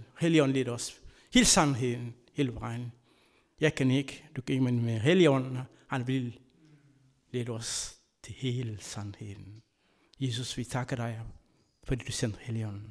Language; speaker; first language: Danish; non-native, fluent; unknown